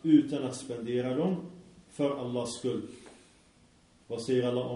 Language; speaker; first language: Swedish; early bilingual, other home language; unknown